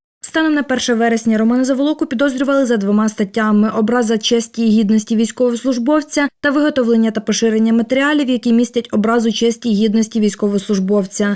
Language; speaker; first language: Ukrainian; native; Ukrainian